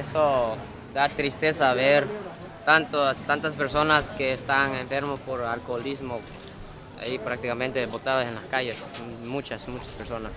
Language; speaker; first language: Spanish; non-native, fluent; English